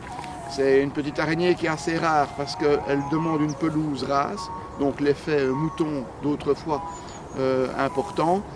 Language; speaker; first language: French; native; French